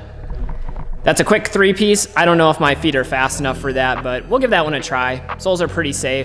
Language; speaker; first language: English; native; English